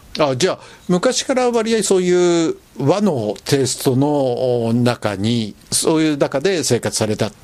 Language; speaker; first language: Japanese; native; Japanese